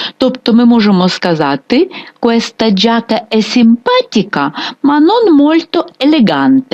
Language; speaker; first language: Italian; non-native, fluent; Ukrainian